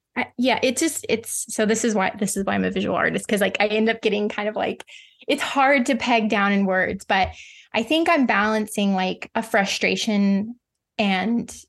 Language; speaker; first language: English; native; English